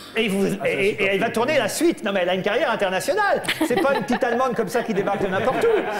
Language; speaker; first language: French; native; French